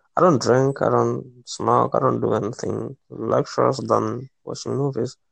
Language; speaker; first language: English; non-native, local second language; Swahili